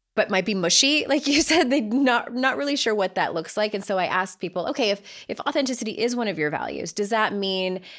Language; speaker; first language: English; native; English